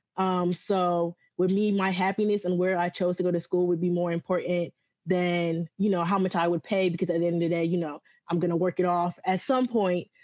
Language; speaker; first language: English; early bilingual, other home language; Yoruba